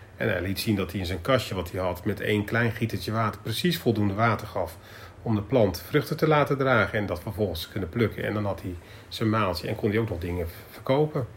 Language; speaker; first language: Dutch; native; Dutch